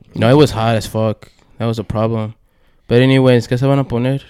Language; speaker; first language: English; early bilingual, other home language; Spanish